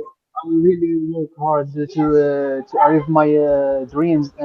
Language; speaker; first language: English; non-native, learner; Arabic